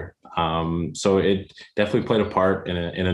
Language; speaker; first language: English; native; English